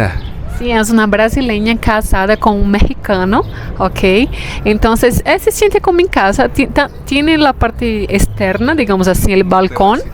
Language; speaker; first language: Spanish; non-native, fluent; Portuguese